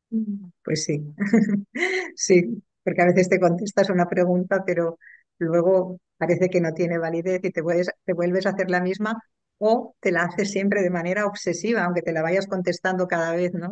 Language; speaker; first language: Spanish; native; Spanish